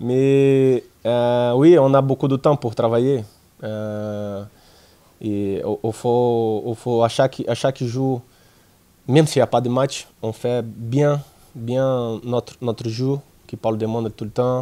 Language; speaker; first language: French; non-native, learner; Portuguese